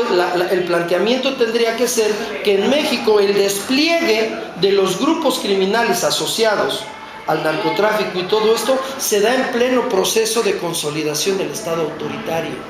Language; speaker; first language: Spanish; native; Spanish